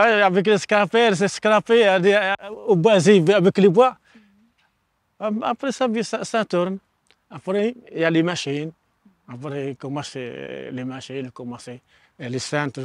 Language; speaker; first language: French; non-native, learner; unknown